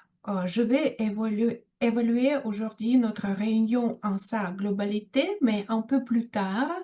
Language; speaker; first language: French; non-native, learner; Russian